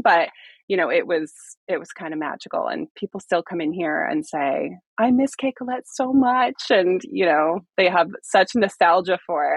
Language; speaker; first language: English; native; English